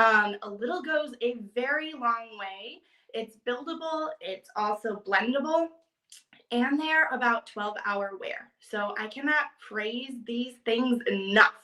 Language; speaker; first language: English; native; English